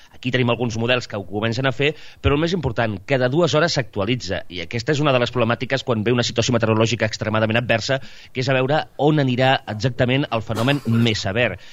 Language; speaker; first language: Catalan; native; Catalan